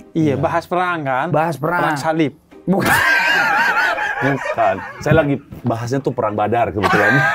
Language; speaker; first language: Indonesian; native; Indonesian